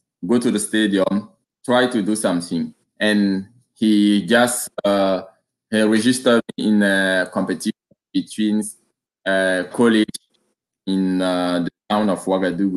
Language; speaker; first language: English; non-native, learner; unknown